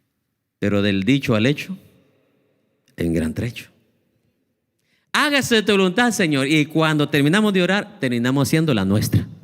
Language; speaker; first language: Spanish; native; Spanish